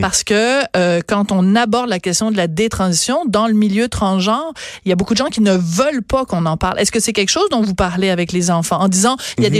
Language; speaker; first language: French; native; French